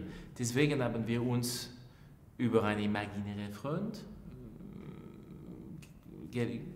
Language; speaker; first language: German; non-native, local second language; French